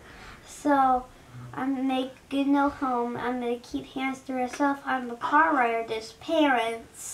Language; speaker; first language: English; native; English